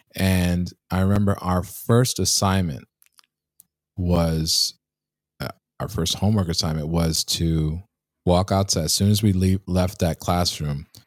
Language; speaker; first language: English; native; English